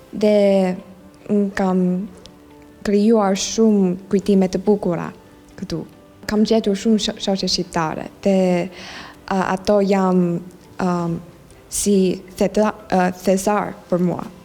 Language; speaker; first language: Albanian; non-native, learner; Chinese